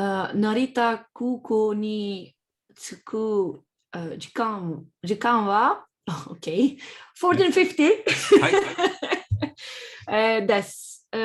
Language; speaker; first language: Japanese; non-native, learner; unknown